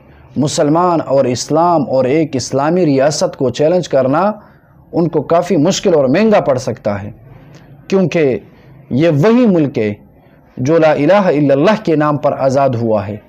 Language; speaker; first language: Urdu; non-native, local second language; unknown